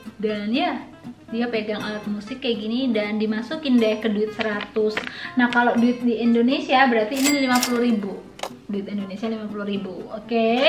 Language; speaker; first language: Indonesian; native; Indonesian